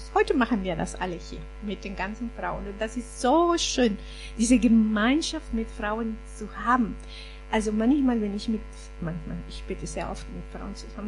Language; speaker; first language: German; non-native, fluent; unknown